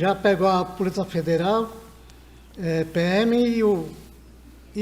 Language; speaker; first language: Portuguese; non-native, local second language; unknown